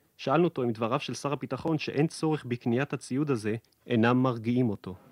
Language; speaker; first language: Hebrew; native; Hebrew